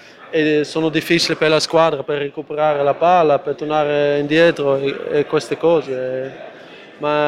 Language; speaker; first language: Italian; non-native, fluent; Dutch